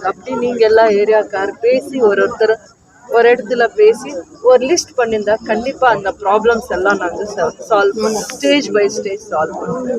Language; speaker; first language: Tamil; non-native, local second language; Kannada